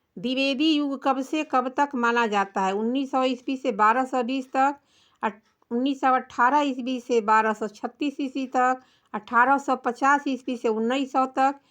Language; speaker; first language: Hindi; native; Hindi